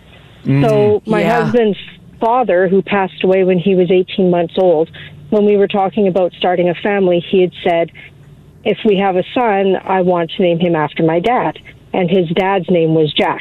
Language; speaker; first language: English; native; English